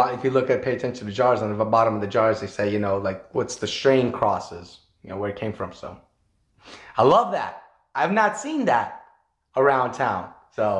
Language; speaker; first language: English; native; English